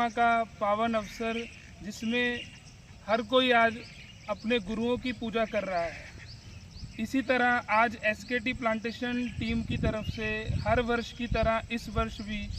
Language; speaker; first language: Hindi; non-native, local second language; Punjabi